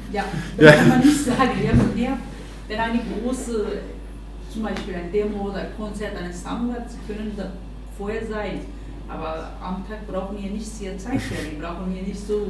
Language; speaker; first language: German; non-native, learner; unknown